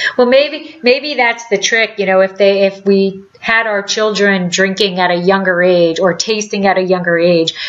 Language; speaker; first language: English; native; English